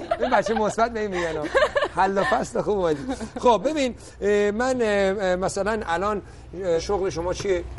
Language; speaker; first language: Persian; native; Persian